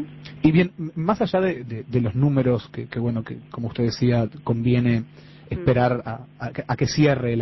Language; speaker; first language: Spanish; native; Spanish